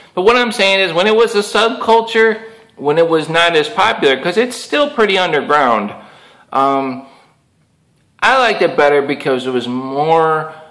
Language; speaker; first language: English; native; English